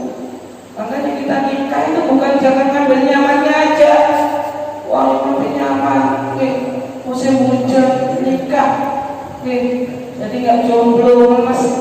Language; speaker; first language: Indonesian; native; Indonesian